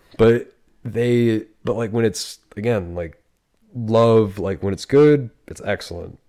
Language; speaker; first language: English; native; English